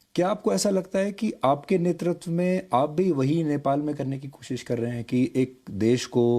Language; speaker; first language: Hindi; native; Hindi